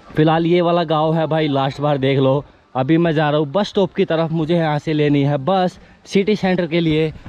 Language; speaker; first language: Hindi; native; Hindi